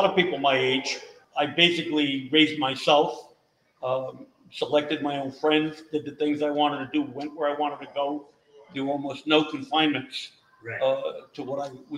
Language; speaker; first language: English; native; English